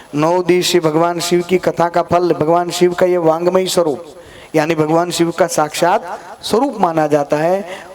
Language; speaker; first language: Hindi; non-native, local second language; Gujarati